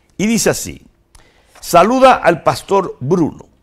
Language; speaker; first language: Spanish; native; Spanish